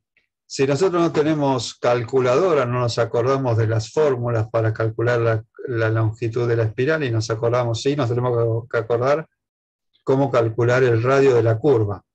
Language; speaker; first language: Spanish; native; Spanish